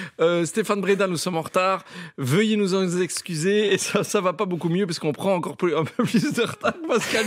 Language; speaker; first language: French; native; French